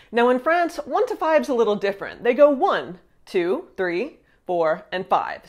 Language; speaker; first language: English; native; English